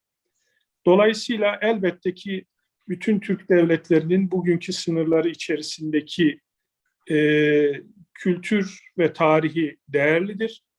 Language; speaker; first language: Turkish; native; Turkish